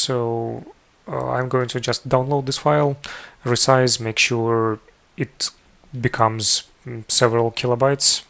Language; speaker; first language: English; non-native, fluent; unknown